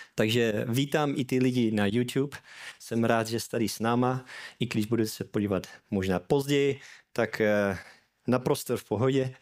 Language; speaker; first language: Czech; non-native, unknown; English